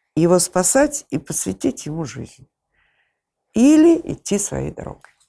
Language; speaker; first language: Russian; native; Russian